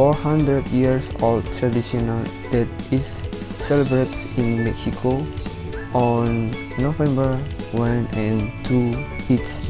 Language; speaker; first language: English; non-native, learner; Indonesian